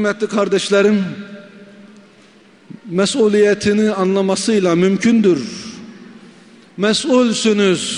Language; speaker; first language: Turkish; native; Turkish